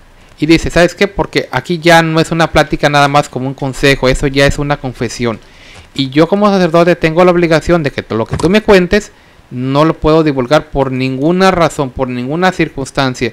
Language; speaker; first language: Spanish; native; Spanish